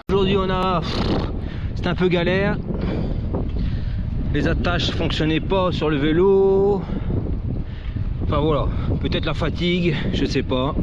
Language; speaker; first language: French; native; French